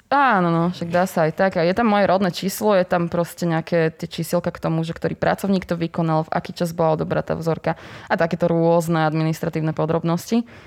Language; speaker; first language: Slovak; native; Slovak